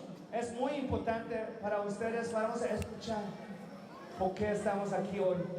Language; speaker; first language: Spanish; non-native, learner; Korean